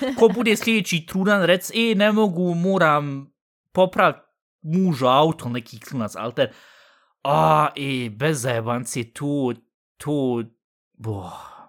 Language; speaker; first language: Bosnian; early bilingual, heritage; Bosnian